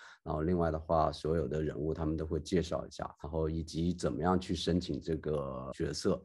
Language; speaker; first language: Chinese; native; Chinese